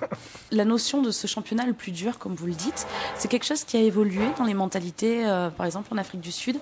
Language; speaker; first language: French; native; French